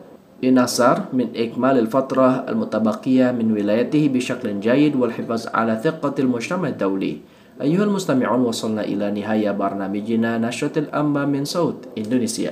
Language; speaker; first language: Arabic; non-native, fluent; Indonesian